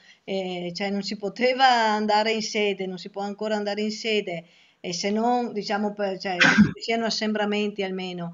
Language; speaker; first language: Italian; native; Italian